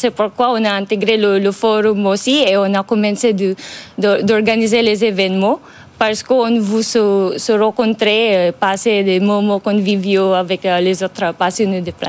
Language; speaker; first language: French; non-native, fluent; Filipino